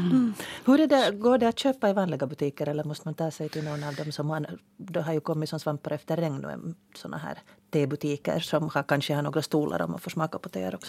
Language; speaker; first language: Swedish; native; Swedish